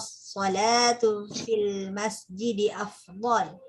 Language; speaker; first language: Arabic; non-native, learner; Indonesian